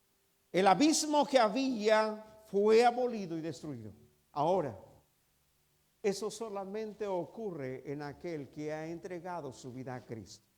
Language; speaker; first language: Spanish; native; Spanish